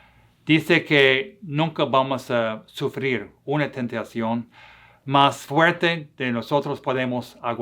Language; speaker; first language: Spanish; non-native, fluent; English